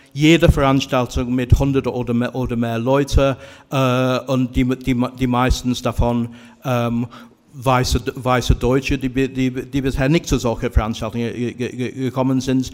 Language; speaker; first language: German; non-native, fluent; English